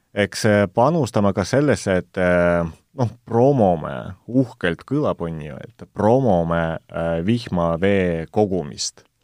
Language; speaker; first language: Estonian; non-native, local second language; Russian